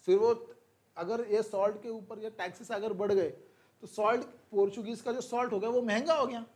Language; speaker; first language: Hindi; non-native, local second language; Marathi